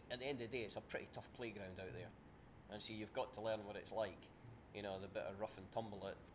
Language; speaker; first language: English; native; English